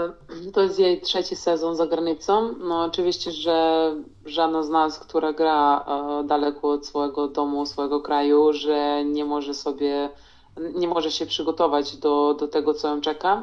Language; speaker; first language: Polish; non-native, fluent; Serbian